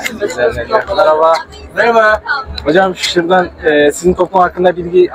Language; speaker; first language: Turkish; non-native, fluent; Kyrgyz